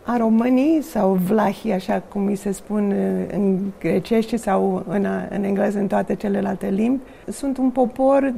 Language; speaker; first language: Romanian; non-native, fluent; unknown